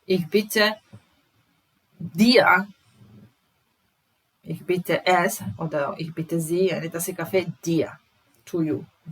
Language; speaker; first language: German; non-native, fluent; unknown